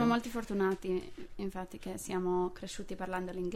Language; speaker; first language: Italian; non-native, fluent; English